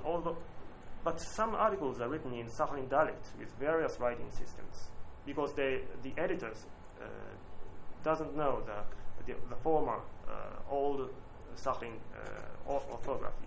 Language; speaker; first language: English; non-native, learner; Japanese